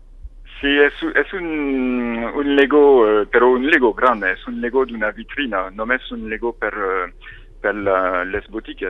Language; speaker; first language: Catalan; non-native, fluent; French